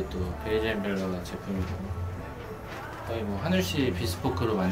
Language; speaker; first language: Korean; native; Korean